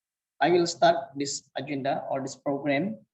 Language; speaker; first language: English; non-native, fluent; Indonesian